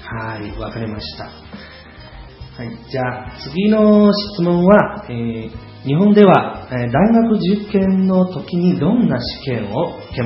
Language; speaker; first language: Japanese; non-native, fluent; Chinese